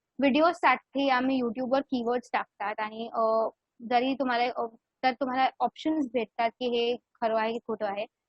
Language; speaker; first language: Marathi; non-native, local second language; Gujarati